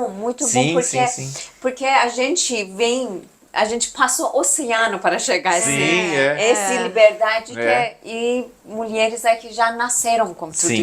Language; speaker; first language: Portuguese; non-native, learner; Persian